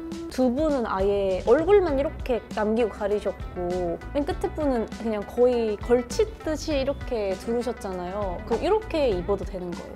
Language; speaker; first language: Korean; native; Korean